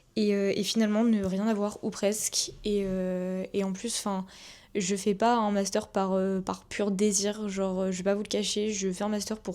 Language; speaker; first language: French; native; French